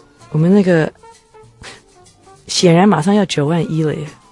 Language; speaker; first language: Chinese; native; Chinese